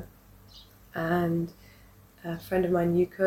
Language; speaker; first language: English; native; English